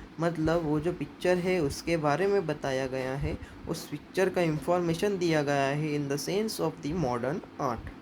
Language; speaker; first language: Hindi; non-native, local second language; Marathi